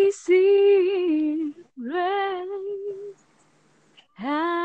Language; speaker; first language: English; non-native, learner; Spanish